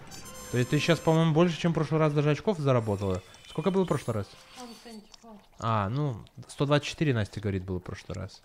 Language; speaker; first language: Russian; native; Russian